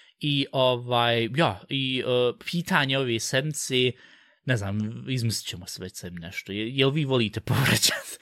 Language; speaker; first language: Bosnian; early bilingual, heritage; Bosnian